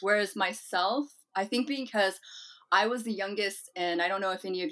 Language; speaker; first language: English; native; English